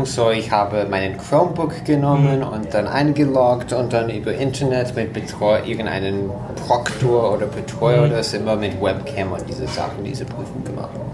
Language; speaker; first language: German; non-native, fluent; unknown